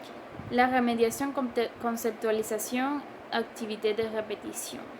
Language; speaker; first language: French; non-native, learner; Spanish